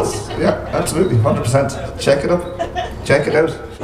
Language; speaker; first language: English; native; English